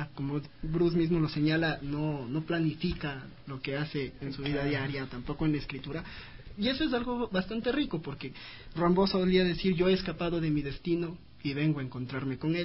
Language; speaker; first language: Spanish; native; Spanish